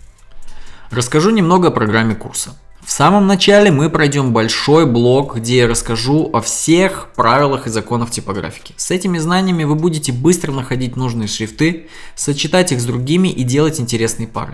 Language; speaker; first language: Russian; native; Russian